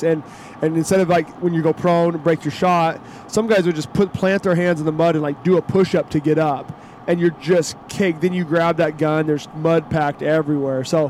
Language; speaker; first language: English; native; English